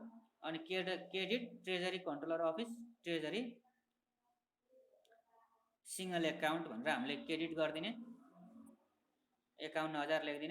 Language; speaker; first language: Nepali; native; Nepali